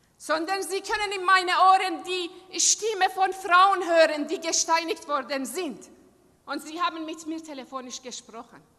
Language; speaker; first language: German; non-native, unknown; Persian